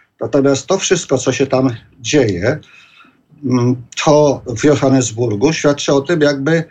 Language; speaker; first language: Polish; native; Polish